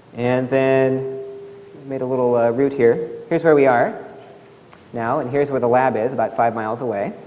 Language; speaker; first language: English; native; English